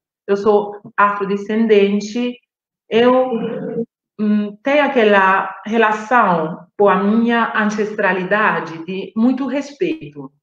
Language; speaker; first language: Portuguese; non-native, fluent; Italian